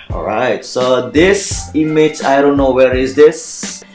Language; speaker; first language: English; non-native, fluent; Indonesian